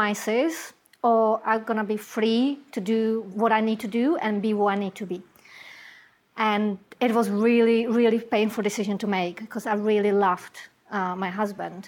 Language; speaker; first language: English; non-native, fluent; Czech